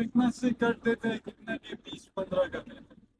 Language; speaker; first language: Hindi; non-native, fluent; Pashto